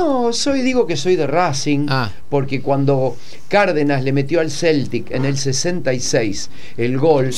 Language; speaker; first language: Spanish; native; Spanish